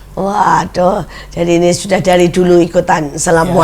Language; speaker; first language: Indonesian; native; Indonesian